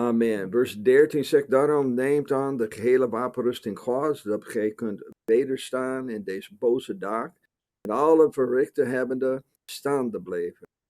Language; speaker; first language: Dutch; non-native, fluent; English